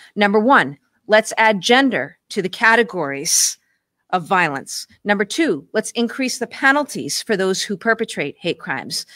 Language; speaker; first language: English; native; English